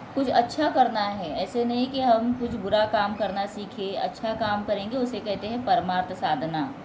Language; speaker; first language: Hindi; non-native, local second language; Marathi